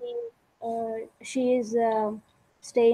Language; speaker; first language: English; non-native, local second language; Telugu